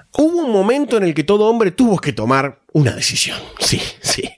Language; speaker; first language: Spanish; native; Spanish